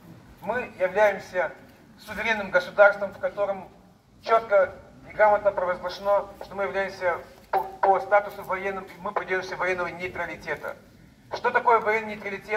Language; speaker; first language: Russian; non-native, local second language; Romanian